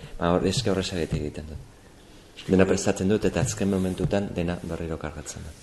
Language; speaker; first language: Basque; non-native, local second language; Spanish